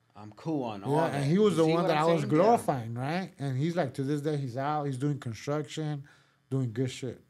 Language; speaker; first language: English; early bilingual, other home language; Spanish